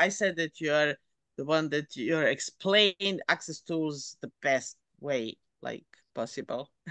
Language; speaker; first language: English; non-native, fluent; Serbian